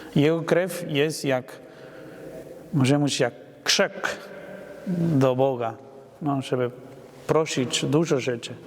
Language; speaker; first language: Polish; non-native, learner; Spanish